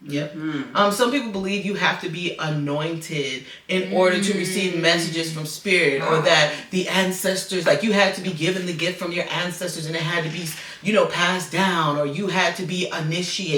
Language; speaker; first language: English; native; English